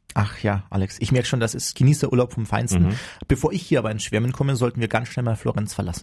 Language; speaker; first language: German; native; German